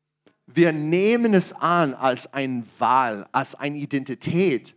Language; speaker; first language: German; non-native, learner; English